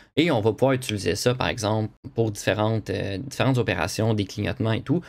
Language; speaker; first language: French; native; French